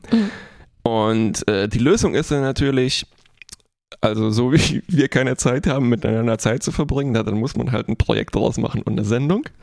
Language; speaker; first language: German; non-native, fluent; Polish